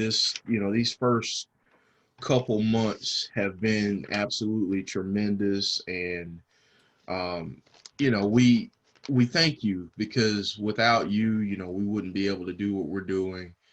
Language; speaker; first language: English; native; English